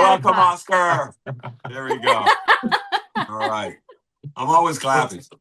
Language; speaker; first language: English; native; English